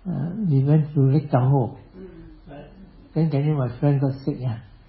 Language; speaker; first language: English; non-native, local second language; Chinese